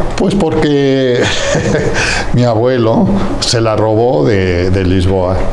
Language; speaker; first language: Spanish; native; Spanish